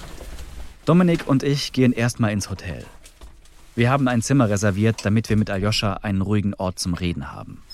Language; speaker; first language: German; native; German